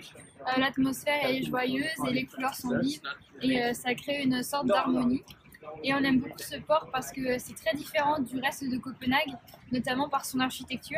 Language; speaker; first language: French; non-native, fluent; Danish